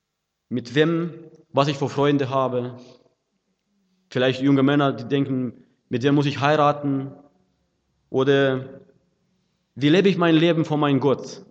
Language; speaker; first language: German; non-native, fluent; Russian